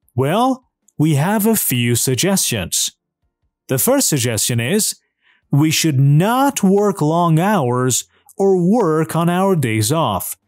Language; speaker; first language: English; non-native, fluent; Persian